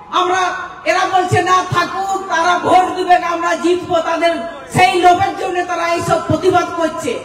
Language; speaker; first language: Bangla; non-native, local second language; Santali